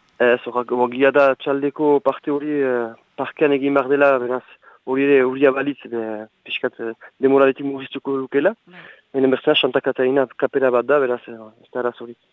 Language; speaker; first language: Basque; native; Basque